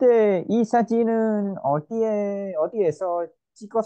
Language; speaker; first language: Korean; non-native, learner; Vietnamese